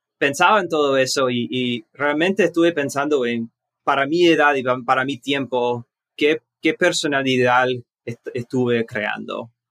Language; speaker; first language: Spanish; early bilingual, heritage; Spanish